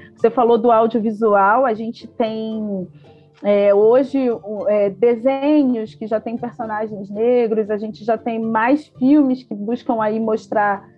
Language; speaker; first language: Portuguese; native; Portuguese